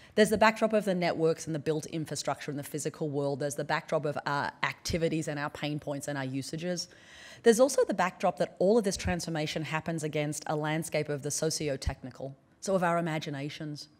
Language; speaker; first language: English; native; English